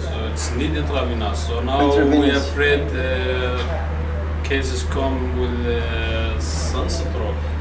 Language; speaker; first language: English; non-native, learner; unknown